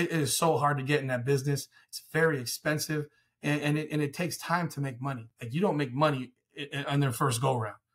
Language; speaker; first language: English; early bilingual, other home language; Spanish